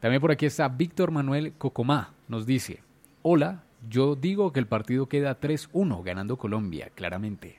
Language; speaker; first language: Spanish; native; Spanish